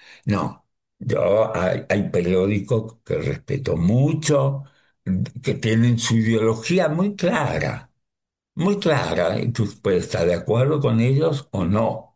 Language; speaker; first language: Spanish; early bilingual, other home language; Yiddish